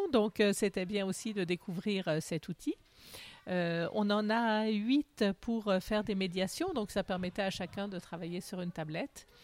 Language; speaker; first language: French; native; French